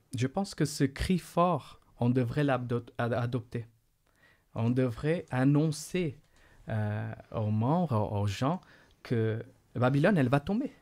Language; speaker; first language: French; non-native, fluent; Portuguese